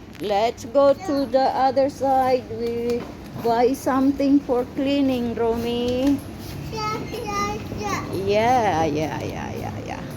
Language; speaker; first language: English; non-native, local second language; Filipino